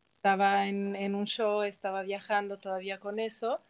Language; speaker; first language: Spanish; non-native, fluent; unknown